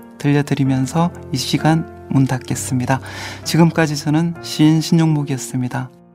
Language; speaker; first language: Korean; native; Korean